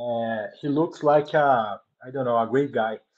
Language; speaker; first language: English; non-native, learner; Portuguese